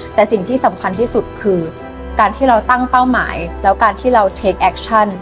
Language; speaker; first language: Thai; native; Thai